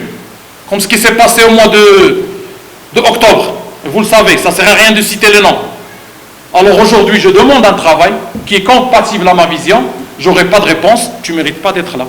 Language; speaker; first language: French; non-native, fluent; Arabic